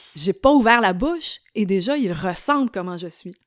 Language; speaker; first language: French; native; French